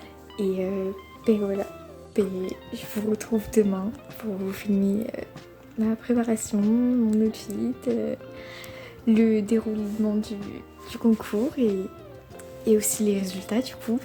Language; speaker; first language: French; native; French